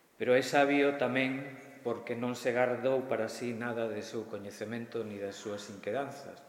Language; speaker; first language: Galician; native; Galician